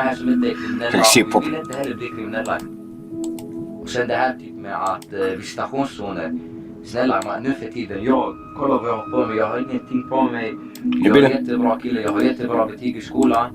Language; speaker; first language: Swedish; early bilingual, other home language; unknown